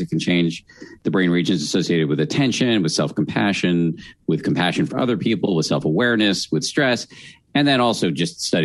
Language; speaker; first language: English; native; English